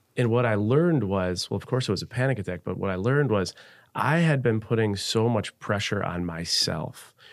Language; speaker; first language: English; native; English